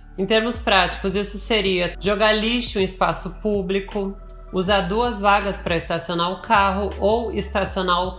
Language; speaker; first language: Portuguese; native; Portuguese